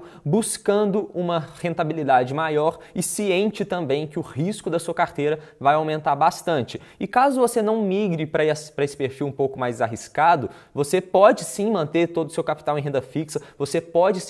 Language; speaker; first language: Portuguese; native; Portuguese